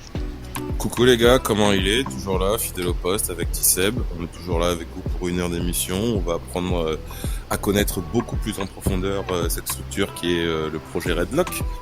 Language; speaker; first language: French; native; French